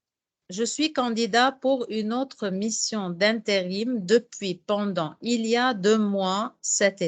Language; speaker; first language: French; non-native, fluent; Arabic